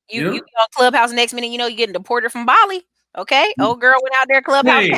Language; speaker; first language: English; native; English